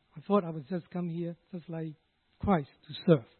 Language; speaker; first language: English; non-native, local second language; Cantonese